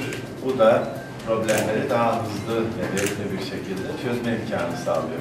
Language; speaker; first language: Turkish; native; Turkish